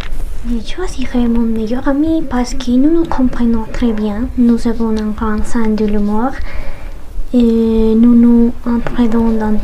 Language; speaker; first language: French; non-native, learner; Spanish